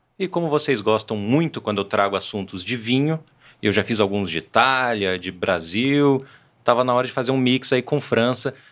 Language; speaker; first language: Portuguese; native; Portuguese